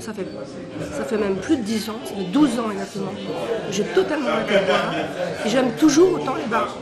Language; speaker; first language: French; native; French